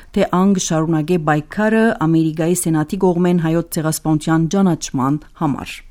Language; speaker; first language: Armenian; early bilingual, heritage; Armenian